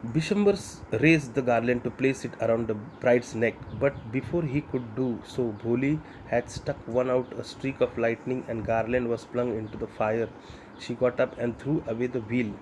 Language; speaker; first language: English; non-native, local second language; Marathi